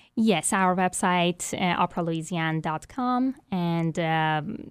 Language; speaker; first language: English; non-native, fluent; Persian